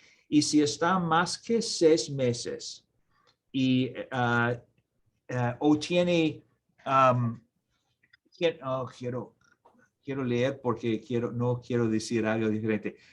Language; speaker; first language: Spanish; non-native, learner; English